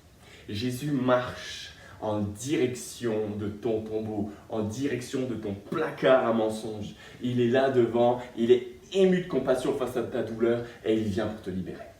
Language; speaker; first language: French; native; French